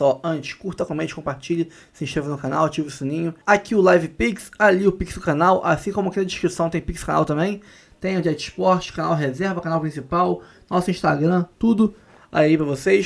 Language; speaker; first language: Portuguese; native; Portuguese